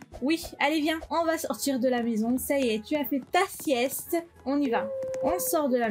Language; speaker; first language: French; native; French